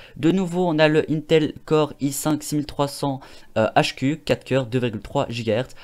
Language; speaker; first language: French; native; French